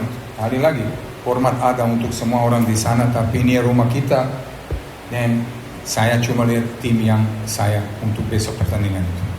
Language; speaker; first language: Indonesian; non-native, fluent; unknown